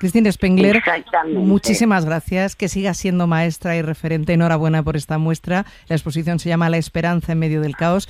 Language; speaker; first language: Spanish; native; Spanish